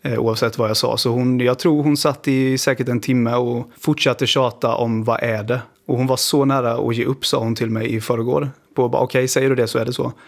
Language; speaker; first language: Swedish; native; Swedish